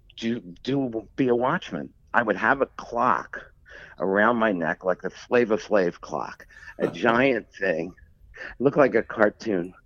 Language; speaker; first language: English; native; English